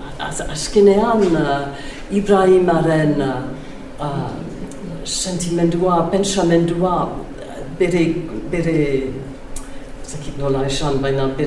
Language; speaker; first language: Basque; non-native, learner; English